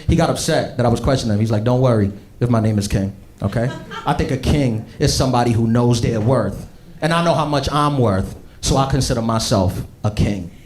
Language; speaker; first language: English; native; English